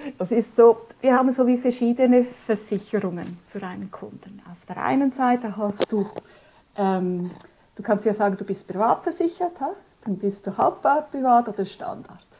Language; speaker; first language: German; early bilingual, other home language; Spanish